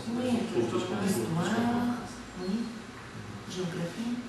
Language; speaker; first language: French; non-native, fluent; Bulgarian